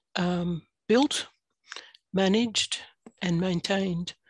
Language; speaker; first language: English; native; English